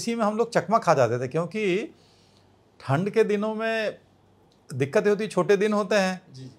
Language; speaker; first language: Hindi; native; Hindi